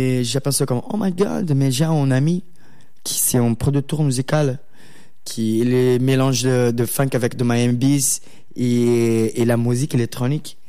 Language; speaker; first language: French; non-native, learner; Portuguese